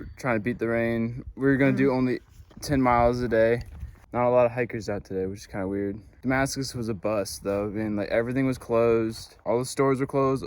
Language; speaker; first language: English; native; English